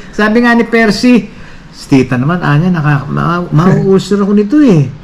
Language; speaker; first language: Filipino; native; Filipino